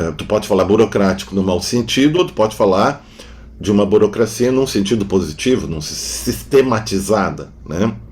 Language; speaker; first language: Portuguese; non-native, local second language; German